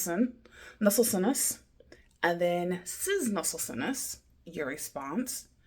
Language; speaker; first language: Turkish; non-native, learner; English